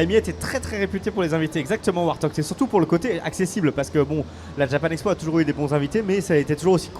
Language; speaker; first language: French; native; French